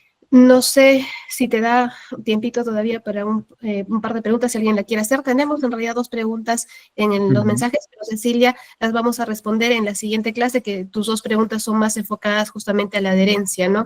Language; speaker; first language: Spanish; native; Spanish